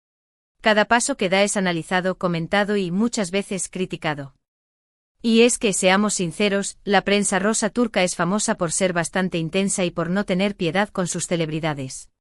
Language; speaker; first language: Spanish; native; Spanish